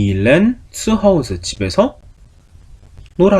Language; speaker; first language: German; non-native, fluent; Korean